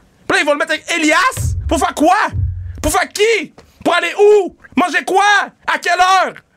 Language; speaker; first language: French; native; French